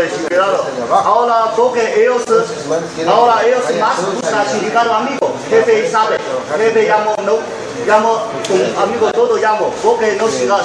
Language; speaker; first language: Spanish; non-native, learner; Chinese